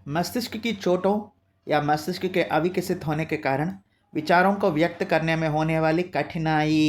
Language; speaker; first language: Hindi; non-native, local second language; Telugu